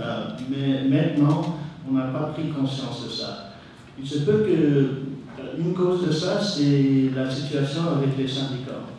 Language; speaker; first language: French; non-native, fluent; English